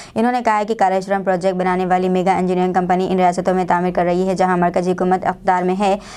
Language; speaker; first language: Hindi; non-native, local second language; Urdu